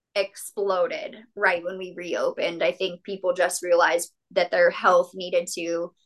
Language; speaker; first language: English; native; English